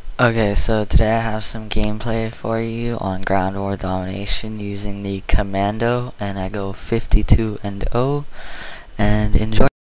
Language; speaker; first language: English; native; English